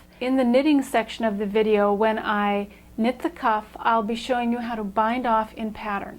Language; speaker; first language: English; native; English